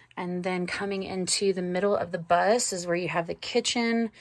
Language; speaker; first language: English; native; English